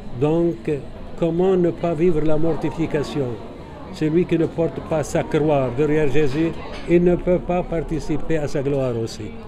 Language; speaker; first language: French; non-native, local second language; Arabic